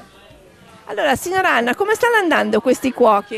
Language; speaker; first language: Italian; native; Italian